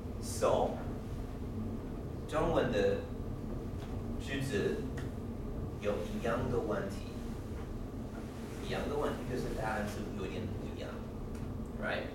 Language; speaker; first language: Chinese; non-native, learner; English